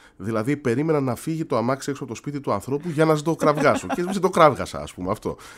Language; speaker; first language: Greek; native; Greek